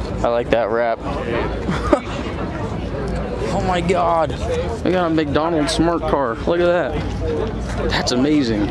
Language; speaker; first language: English; native; English